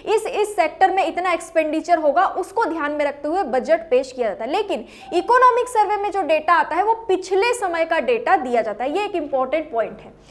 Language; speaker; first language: Hindi; native; Hindi